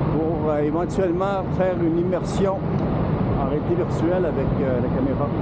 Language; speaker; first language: French; native; French